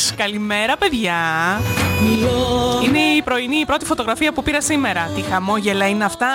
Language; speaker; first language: Greek; native; Greek